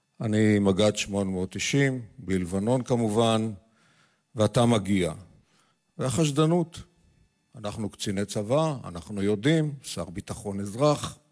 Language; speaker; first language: Hebrew; native; Hebrew